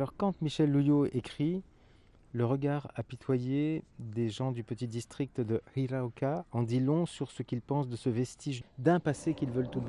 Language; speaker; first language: French; native; French